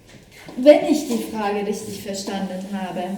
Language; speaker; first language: German; non-native, fluent; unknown